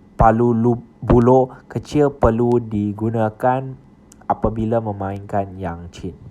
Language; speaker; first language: Malay; non-native, local second language; Chinese